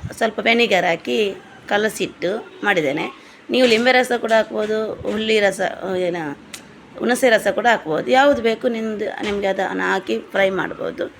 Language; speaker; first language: Kannada; non-native, local second language; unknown